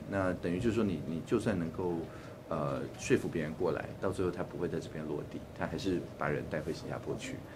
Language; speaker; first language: Chinese; native; Chinese